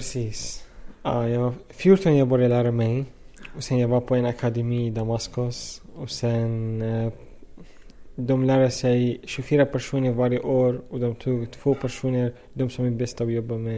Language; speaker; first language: Swedish; non-native, fluent; Arabic